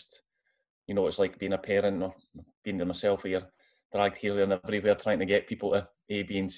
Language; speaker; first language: English; native; English